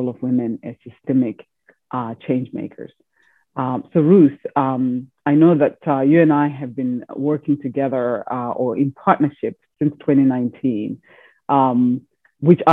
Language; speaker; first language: English; non-native, local second language; Shona